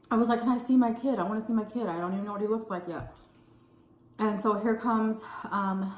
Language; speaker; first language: English; native; English